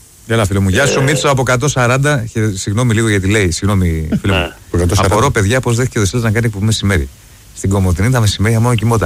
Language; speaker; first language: Greek; native; Greek